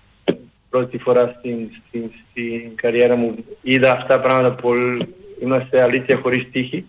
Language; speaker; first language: Greek; non-native, learner; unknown